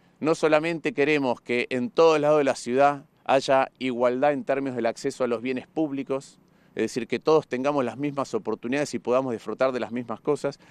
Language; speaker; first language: Spanish; native; Spanish